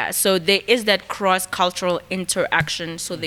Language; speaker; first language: English; non-native, local second language; Zulu